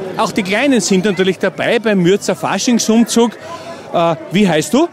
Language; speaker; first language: German; native; German